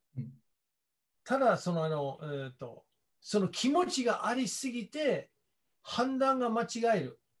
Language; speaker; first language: Japanese; non-native, fluent; English